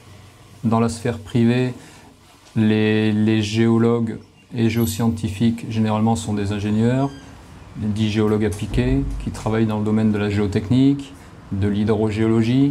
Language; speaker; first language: French; native; French